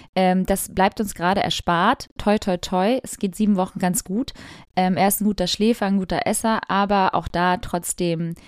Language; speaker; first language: German; early bilingual, other home language; Albanian